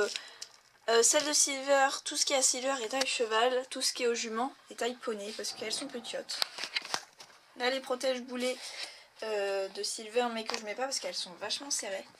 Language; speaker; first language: French; native; French